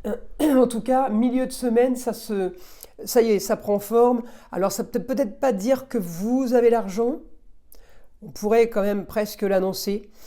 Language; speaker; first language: French; native; French